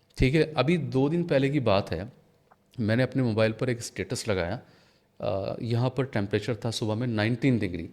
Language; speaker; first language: Hindi; native; Hindi